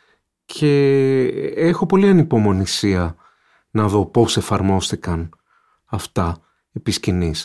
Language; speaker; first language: Greek; native; Greek